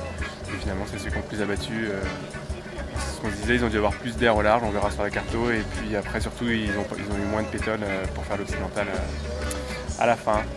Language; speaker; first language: French; native; French